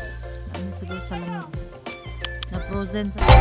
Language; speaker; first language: Filipino; native; Filipino